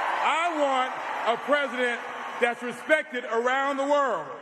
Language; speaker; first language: English; native; English